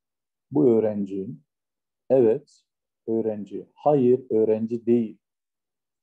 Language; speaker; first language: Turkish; non-native, fluent; Russian